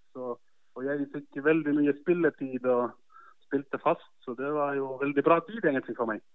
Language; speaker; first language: Norwegian; non-native, fluent; Estonian